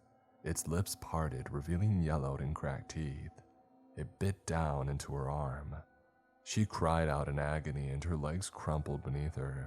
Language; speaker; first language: English; native; English